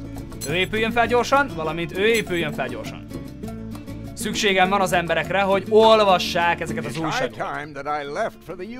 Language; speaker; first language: Hungarian; native; Hungarian